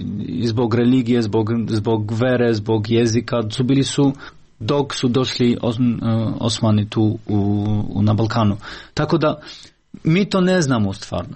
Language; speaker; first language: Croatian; non-native, local second language; Albanian